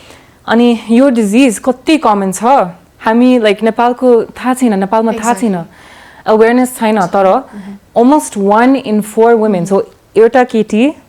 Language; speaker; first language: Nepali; early bilingual, heritage; English